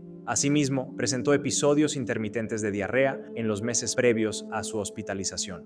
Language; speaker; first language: Spanish; native; Spanish